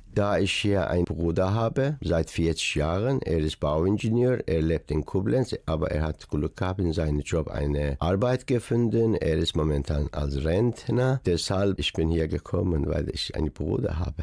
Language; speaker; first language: German; non-native, learner; Persian